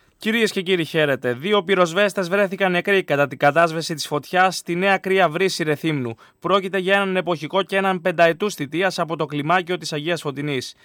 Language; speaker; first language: Greek; native; Greek